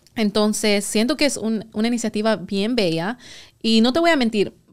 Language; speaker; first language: Spanish; early bilingual, heritage; Spanish